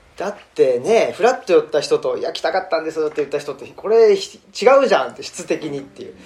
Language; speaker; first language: Japanese; native; Japanese